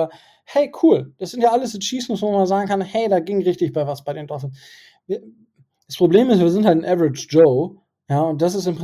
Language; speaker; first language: German; native; German